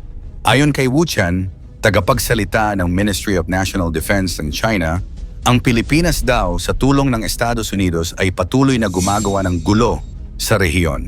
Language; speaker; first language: Filipino; native; Filipino